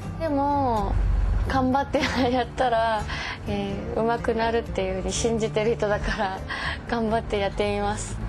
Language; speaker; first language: Japanese; non-native, fluent; Korean